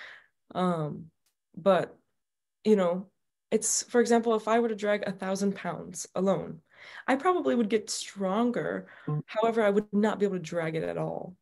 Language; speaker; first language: English; native; English